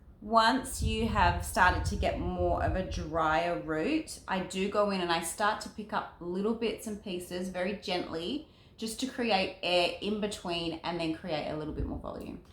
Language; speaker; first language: English; native; English